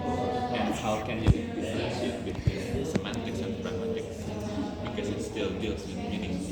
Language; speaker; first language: English; non-native, learner; Indonesian